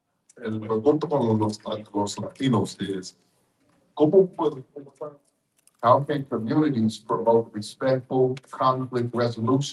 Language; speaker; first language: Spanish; non-native, learner; English